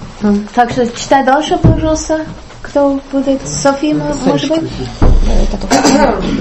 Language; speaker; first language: Russian; non-native, learner; English